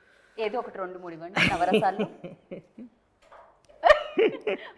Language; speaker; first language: Telugu; native; Telugu